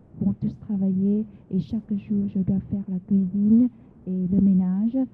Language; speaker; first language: French; non-native, fluent; Vietnamese